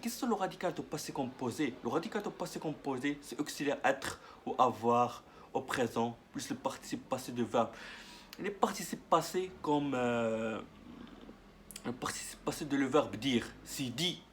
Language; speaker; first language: French; non-native, learner; Arabic